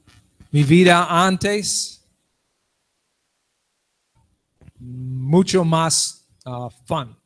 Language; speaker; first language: Spanish; non-native, learner; English